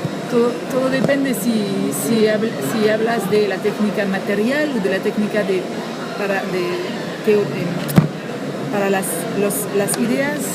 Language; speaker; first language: Spanish; non-native, learner; French